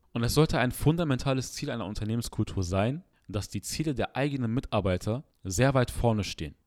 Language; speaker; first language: German; early bilingual, other home language; Arabic